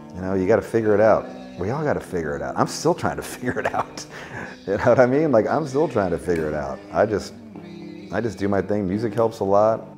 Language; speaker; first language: English; native; English